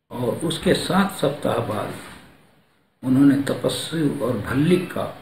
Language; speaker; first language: Hindi; native; Hindi